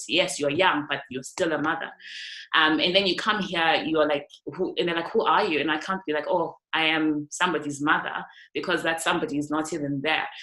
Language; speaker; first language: English; non-native, local second language; North Ndebele